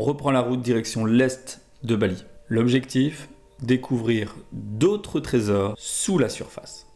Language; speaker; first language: French; native; French